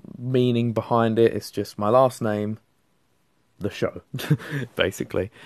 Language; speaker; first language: English; native; English